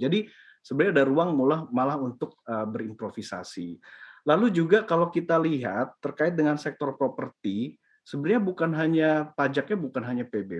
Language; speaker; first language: Indonesian; native; Indonesian